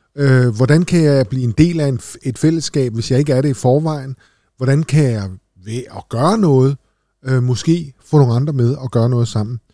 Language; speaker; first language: Danish; native; Danish